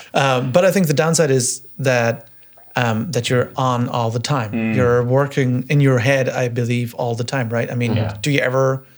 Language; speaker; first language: English; non-native, fluent; German